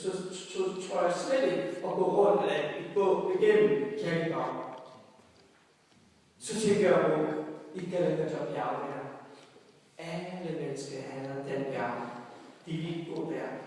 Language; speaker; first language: Danish; non-native, fluent; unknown